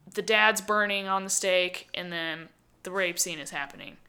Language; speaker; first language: English; native; English